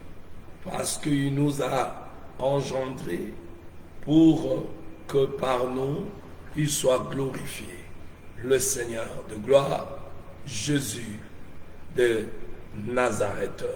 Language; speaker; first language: French; non-native, local second language; Lingala